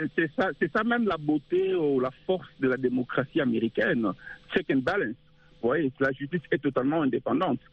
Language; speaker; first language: French; non-native, local second language; Lingala